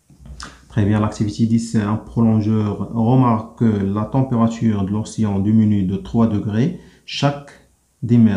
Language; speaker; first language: French; non-native, local second language; Arabic